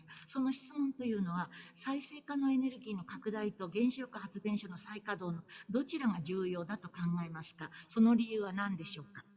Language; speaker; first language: Japanese; native; Japanese